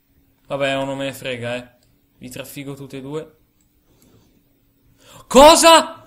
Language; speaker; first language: Italian; native; Italian